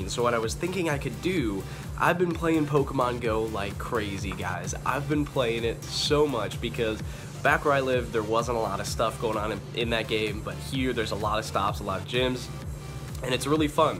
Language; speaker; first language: English; native; English